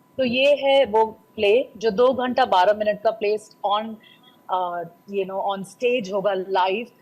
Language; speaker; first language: Hindi; non-native, local second language; Bhojpuri